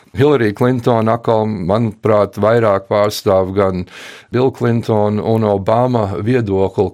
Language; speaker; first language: Latvian; early bilingual, heritage; Latvian